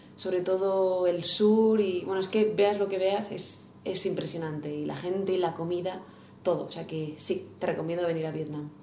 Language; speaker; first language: Spanish; native; Spanish